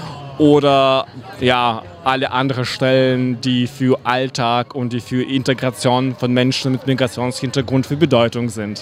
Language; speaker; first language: German; non-native, fluent; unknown